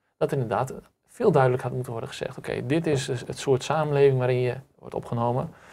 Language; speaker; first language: Dutch; early bilingual, other home language; Turkish